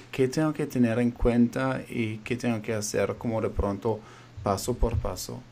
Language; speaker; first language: Spanish; non-native, fluent; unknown